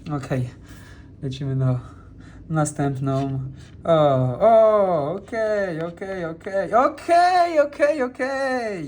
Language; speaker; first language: Polish; non-native, fluent; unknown